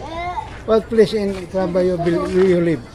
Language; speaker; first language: English; non-native, local second language; Filipino